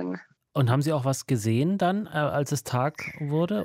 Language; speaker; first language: German; native; German